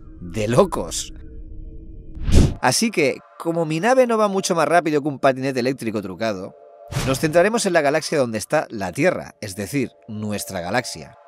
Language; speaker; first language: Spanish; native; Spanish